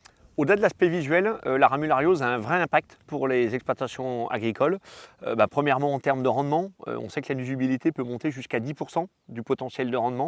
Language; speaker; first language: French; native; French